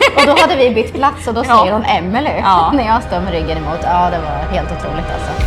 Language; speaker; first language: Swedish; native; Swedish